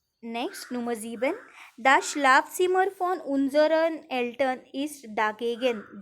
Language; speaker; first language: German; non-native, fluent; Marathi